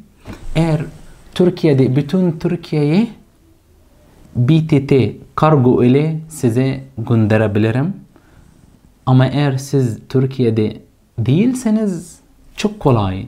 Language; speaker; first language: Turkish; non-native, fluent; Arabic